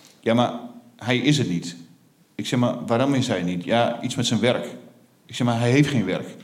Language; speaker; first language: Dutch; native; Dutch